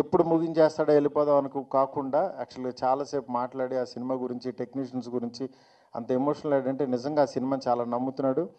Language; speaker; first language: Telugu; native; Telugu